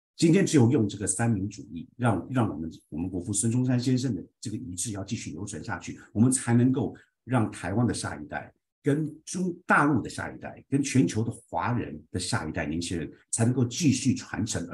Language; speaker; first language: Chinese; early bilingual, heritage; Chinese